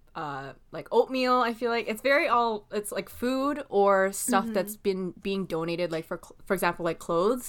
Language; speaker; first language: English; non-native, local second language; Filipino